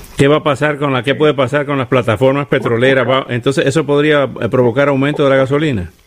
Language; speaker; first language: Spanish; native; Spanish